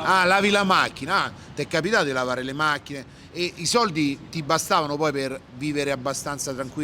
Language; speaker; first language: Italian; native; Italian